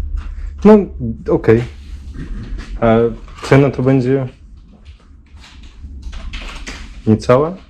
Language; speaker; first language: Polish; non-native, fluent; Belarusian